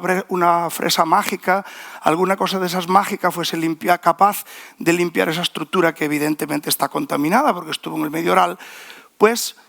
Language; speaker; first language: Spanish; native; Spanish